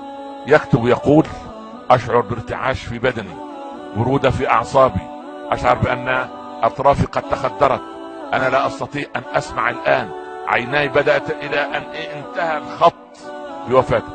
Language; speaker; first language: Arabic; native; Arabic